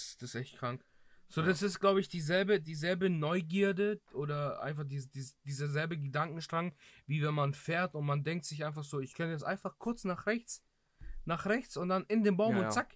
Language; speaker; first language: German; early bilingual, other home language; Greek